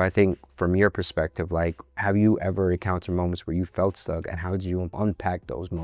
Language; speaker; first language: English; native; English